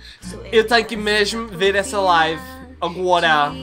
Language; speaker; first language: Portuguese; early bilingual, heritage; Portuguese